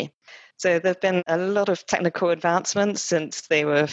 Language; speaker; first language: English; non-native, fluent; French